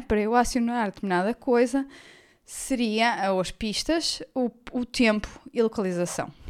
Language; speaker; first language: Portuguese; native; Portuguese